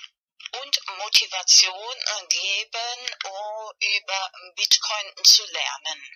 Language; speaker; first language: German; non-native, fluent; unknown